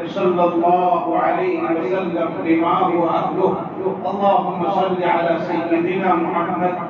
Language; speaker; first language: Urdu; native; Urdu